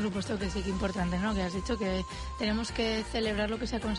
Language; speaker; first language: Spanish; native; Spanish